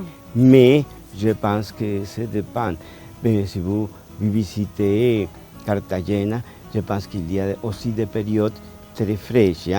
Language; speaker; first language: French; non-native, fluent; Spanish